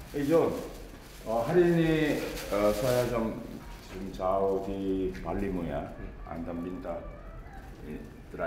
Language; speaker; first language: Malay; non-native, learner; Korean